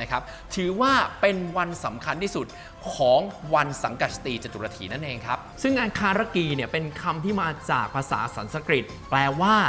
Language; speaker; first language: Thai; native; Thai